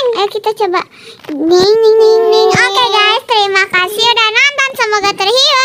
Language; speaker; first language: Indonesian; native; Indonesian